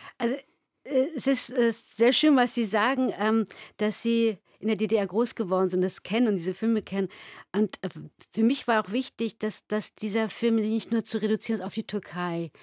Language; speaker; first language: German; early bilingual, other home language; Turkish